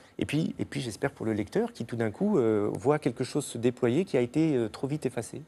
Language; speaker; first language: French; native; French